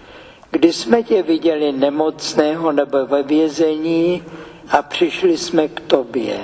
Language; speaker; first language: Czech; native; Czech